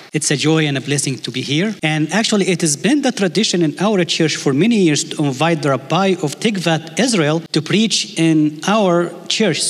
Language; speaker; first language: English; non-native, fluent; Arabic